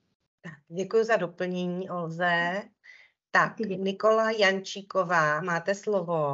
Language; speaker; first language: Czech; native; Czech